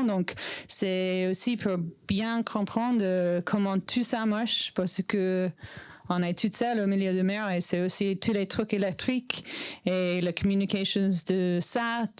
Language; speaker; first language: French; non-native, learner; English